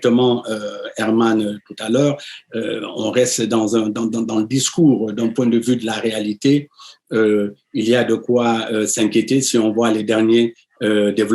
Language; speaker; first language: French; native; French